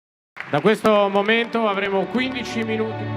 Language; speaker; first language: Italian; native; Italian